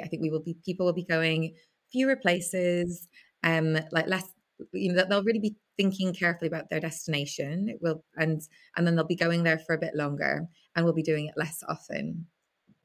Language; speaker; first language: English; native; English